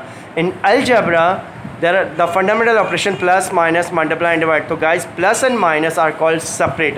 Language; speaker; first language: English; non-native, local second language; Hindi